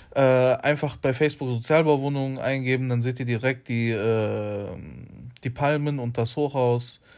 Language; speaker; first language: German; early bilingual, other home language; Polish